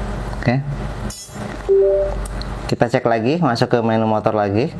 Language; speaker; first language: Indonesian; native; Indonesian